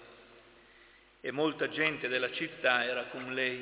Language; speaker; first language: Italian; native; Italian